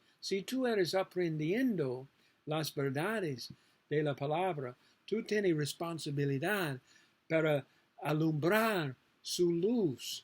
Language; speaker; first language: Spanish; non-native, learner; English